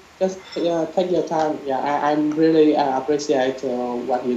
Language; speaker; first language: English; non-native, learner; Vietnamese